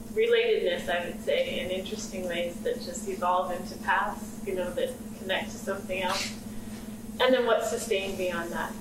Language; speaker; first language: English; native; English